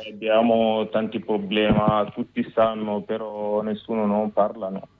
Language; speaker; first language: Italian; non-native, learner; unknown